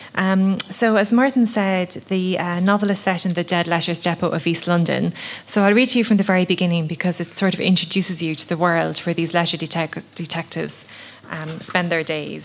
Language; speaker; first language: English; native; English